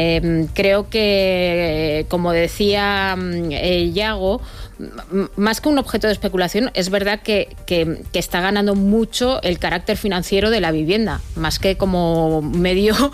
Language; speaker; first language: Spanish; native; Spanish